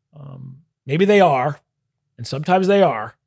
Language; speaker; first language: English; native; English